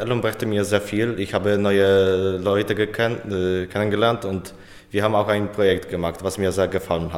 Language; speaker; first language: German; non-native, local second language; Polish